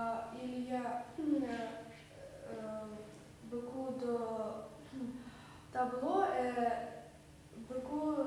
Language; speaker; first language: French; non-native, learner; Russian